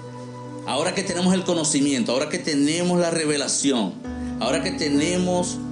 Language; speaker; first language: Spanish; native; Spanish